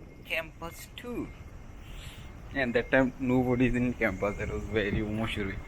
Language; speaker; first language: English; non-native, learner; Bangla